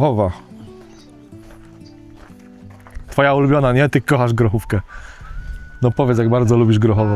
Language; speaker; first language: Polish; native; Polish